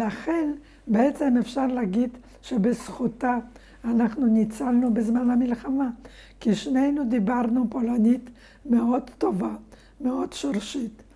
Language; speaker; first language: Hebrew; non-native, fluent; Polish